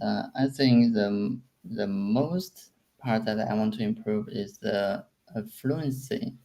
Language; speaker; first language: English; non-native, learner; Chinese